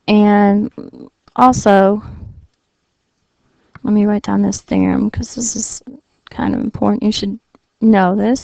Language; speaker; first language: English; native; English